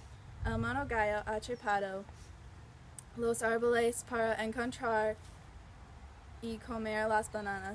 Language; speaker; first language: Spanish; non-native, learner; English